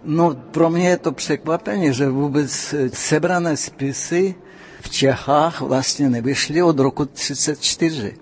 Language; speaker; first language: Czech; non-native, fluent; Russian